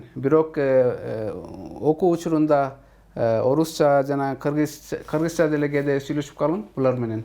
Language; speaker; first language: Kyrgyz; non-native, fluent; Urdu